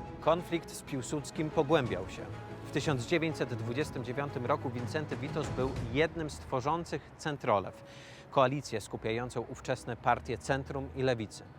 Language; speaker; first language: Polish; native; Polish